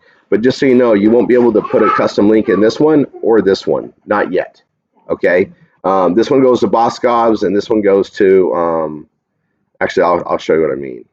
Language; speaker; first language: English; native; English